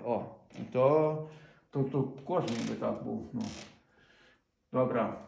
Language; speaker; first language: Polish; non-native, fluent; Ukrainian